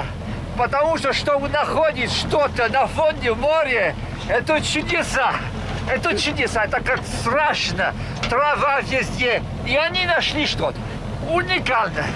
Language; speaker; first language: Russian; non-native, learner; French